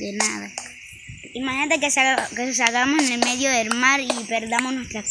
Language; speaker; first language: Spanish; native; Spanish